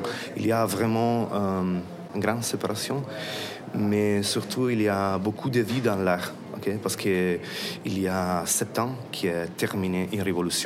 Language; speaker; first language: French; non-native, fluent; Italian